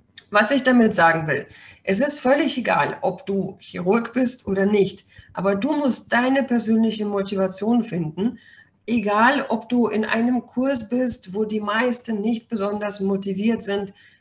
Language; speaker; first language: German; non-native, fluent; Russian